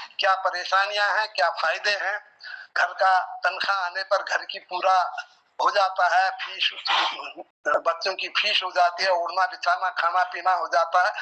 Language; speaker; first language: Hindi; non-native, local second language; Nepali